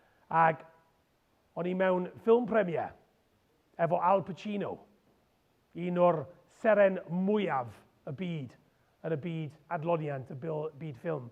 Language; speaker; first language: Welsh; non-native, local second language; English